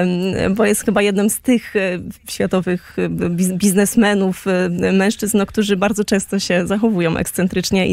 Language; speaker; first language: Polish; native; Polish